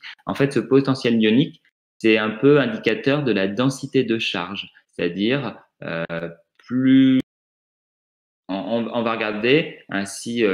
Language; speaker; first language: French; native; French